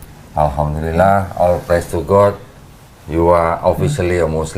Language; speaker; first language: English; non-native, fluent; Indonesian